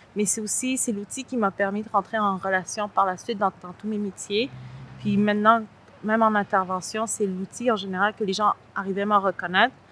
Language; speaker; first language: French; early bilingual, other home language; Spanish